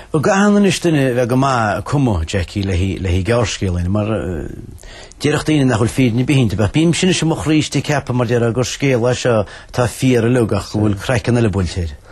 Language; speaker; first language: Irish; native; Irish